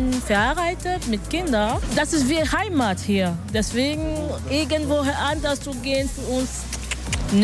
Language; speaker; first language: German; non-native, learner; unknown